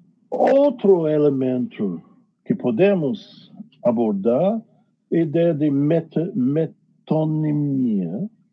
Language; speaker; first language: Portuguese; non-native, fluent; English